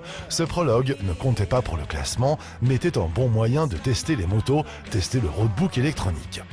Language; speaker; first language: French; native; French